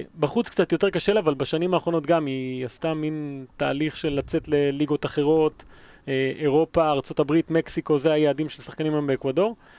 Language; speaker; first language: Hebrew; early bilingual, other home language; Spanish